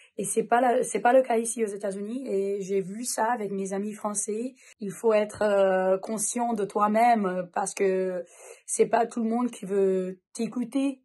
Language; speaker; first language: French; non-native, fluent; Portuguese